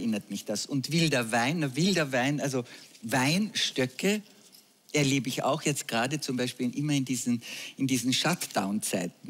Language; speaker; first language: German; native; German